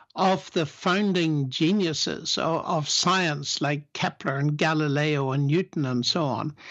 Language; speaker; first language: English; native; English